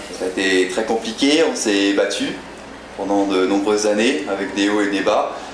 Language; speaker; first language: French; native; French